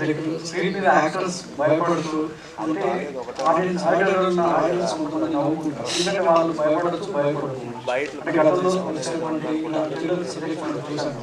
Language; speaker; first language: Telugu; native; Telugu